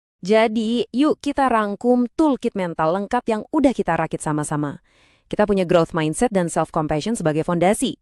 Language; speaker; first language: Indonesian; native; Indonesian